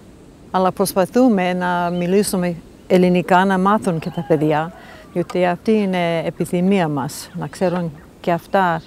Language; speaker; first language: Greek; non-native, fluent; English